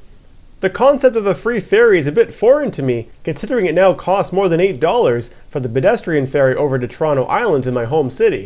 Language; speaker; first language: English; native; English